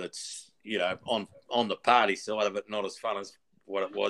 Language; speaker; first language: English; native; English